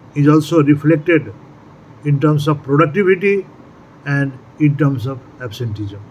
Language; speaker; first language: English; non-native, local second language; Nepali